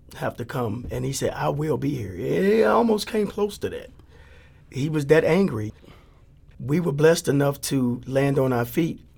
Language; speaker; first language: English; native; English